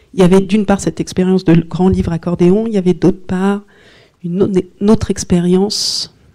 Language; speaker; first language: French; native; French